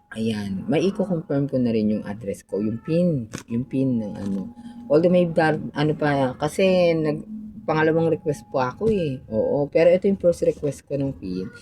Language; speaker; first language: Filipino; native; Filipino